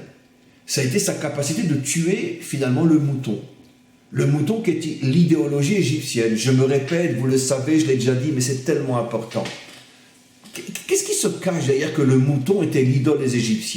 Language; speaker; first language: French; native; French